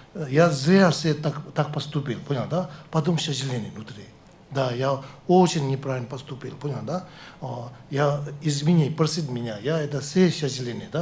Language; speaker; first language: Russian; non-native, learner; Tibetan